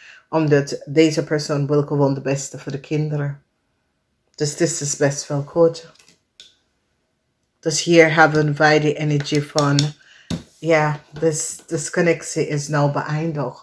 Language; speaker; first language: Dutch; non-native, learner; English